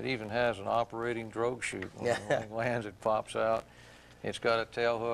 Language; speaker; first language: English; native; English